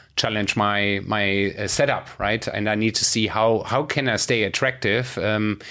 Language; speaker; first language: English; non-native, fluent; German